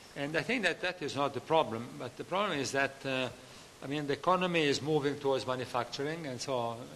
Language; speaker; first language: English; non-native, fluent; Italian